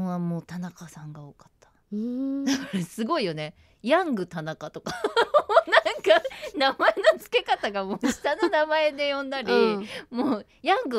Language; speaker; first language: Japanese; native; Japanese